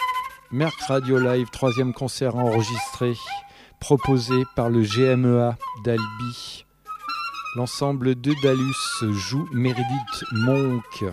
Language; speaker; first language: French; native; French